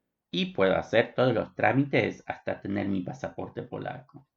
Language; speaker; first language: Spanish; non-native, fluent; Polish